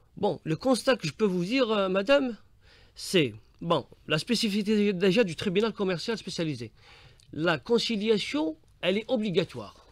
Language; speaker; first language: French; non-native, local second language; Arabic